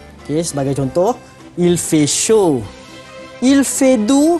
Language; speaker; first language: French; non-native, fluent; Malay